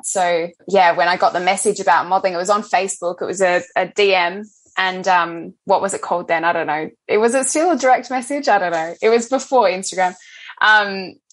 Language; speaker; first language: English; native; English